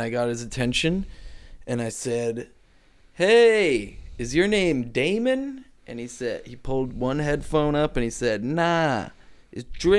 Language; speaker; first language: English; native; English